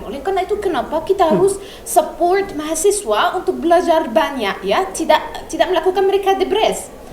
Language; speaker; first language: Indonesian; non-native, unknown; Arabic